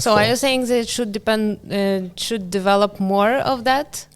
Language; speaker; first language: English; non-native, fluent; Ukrainian